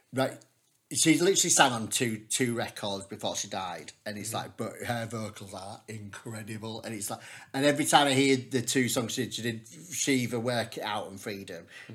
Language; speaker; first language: English; native; English